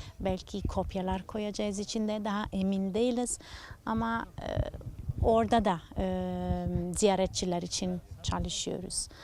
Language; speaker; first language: Turkish; non-native, learner; Italian